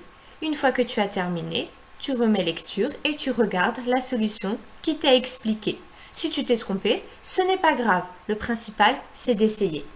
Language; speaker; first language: French; native; French